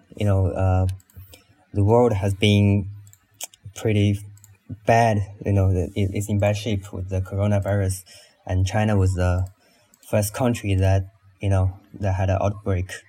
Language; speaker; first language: English; non-native, fluent; Chinese